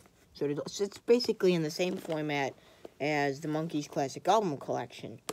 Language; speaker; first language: English; native; English